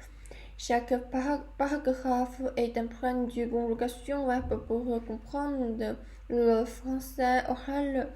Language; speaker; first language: French; non-native, learner; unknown